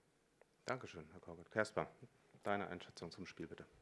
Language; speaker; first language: German; native; German